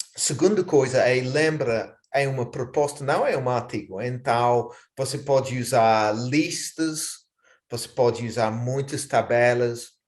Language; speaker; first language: Portuguese; non-native, fluent; English